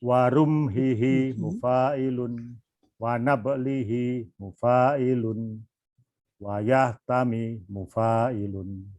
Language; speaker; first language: Arabic; non-native, learner; Indonesian